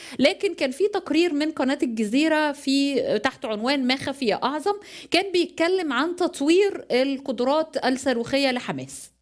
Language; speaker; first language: Arabic; native; Arabic